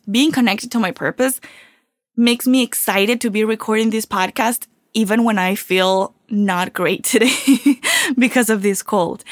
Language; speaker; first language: English; non-native, fluent; Spanish